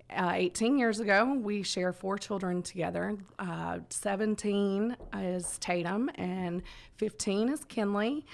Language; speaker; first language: English; native; English